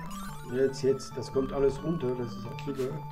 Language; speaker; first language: German; non-native, learner; French